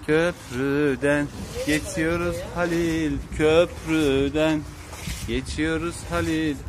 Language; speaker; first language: Turkish; native; Turkish